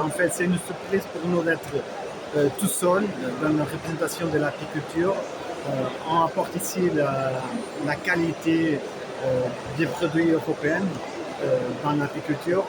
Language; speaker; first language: French; non-native, fluent; Portuguese